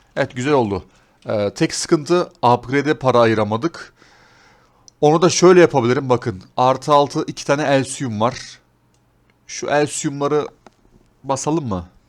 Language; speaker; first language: Turkish; native; Turkish